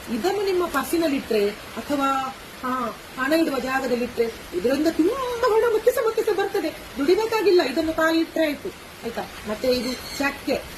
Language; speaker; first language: Kannada; native; Kannada